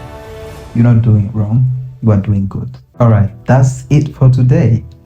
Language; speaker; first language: English; non-native, local second language; Kinyarwanda